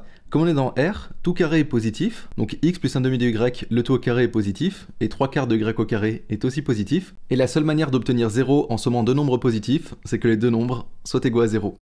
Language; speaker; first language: French; native; French